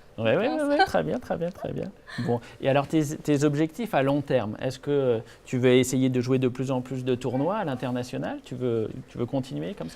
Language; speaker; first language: French; native; French